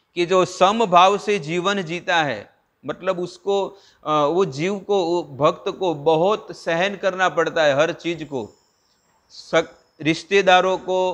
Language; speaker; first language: Hindi; non-native, local second language; Gujarati